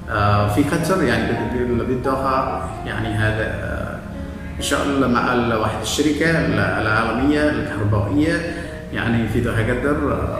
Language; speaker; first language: Arabic; non-native, fluent; Malayalam